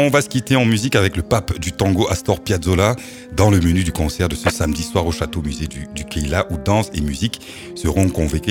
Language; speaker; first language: French; native; French